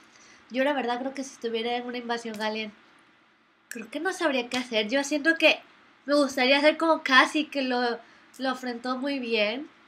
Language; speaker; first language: Spanish; native; Spanish